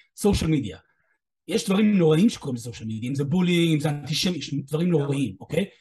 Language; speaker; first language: Hebrew; non-native, fluent; English